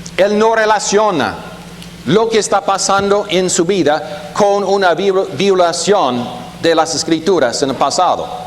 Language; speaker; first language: Spanish; non-native, fluent; German